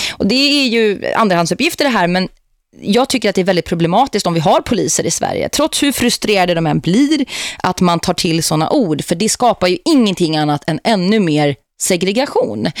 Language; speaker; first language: Swedish; native; Swedish